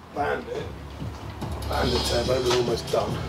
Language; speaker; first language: English; native; English